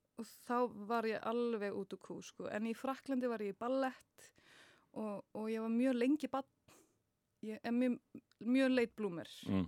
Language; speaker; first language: Icelandic; early bilingual, heritage; Icelandic